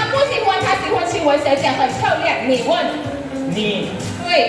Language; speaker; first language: Chinese; non-native, learner; Thai